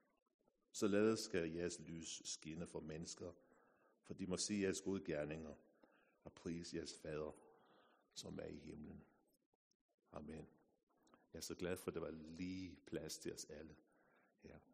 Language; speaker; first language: Danish; non-native, fluent; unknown